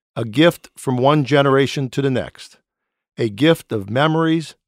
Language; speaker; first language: English; native; English